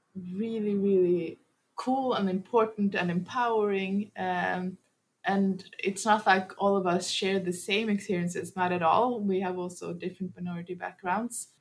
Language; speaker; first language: English; early bilingual, heritage; Norwegian